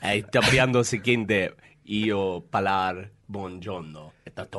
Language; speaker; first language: Italian; non-native, learner; English